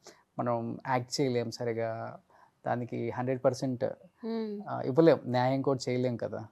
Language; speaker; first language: Telugu; native; Telugu